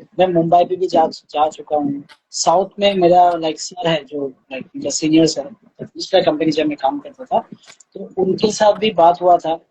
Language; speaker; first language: Hindi; non-native, local second language; Bangla